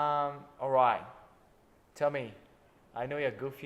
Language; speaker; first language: English; non-native, fluent; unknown